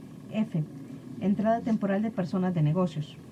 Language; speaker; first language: Spanish; native; Spanish